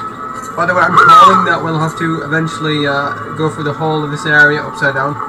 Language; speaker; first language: English; native; English